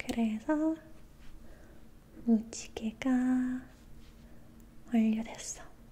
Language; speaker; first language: Korean; non-native, learner; English